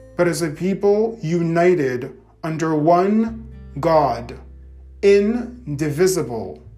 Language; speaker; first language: English; native; English